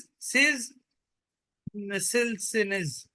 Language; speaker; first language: Turkish; non-native, learner; Urdu